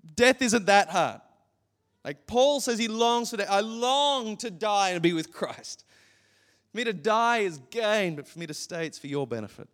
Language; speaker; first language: English; native; English